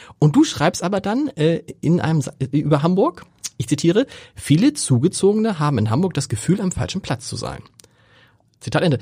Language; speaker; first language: German; native; German